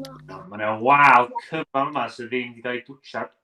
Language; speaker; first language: Welsh; native; Welsh